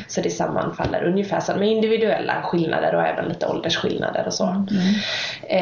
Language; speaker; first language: Swedish; native; Swedish